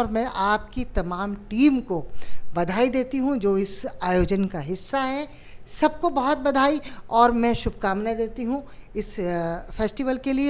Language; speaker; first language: Hindi; native; Hindi